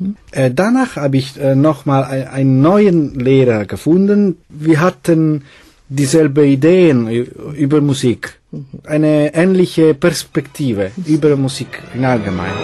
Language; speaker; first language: German; non-native, learner; Italian